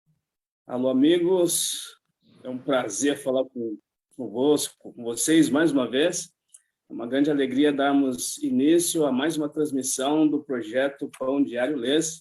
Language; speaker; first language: Portuguese; native; Portuguese